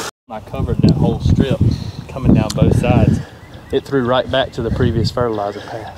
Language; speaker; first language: English; native; English